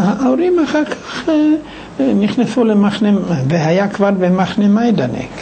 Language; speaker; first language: Hebrew; non-native, fluent; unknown